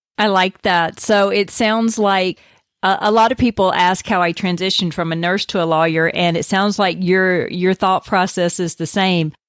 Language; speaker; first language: English; native; English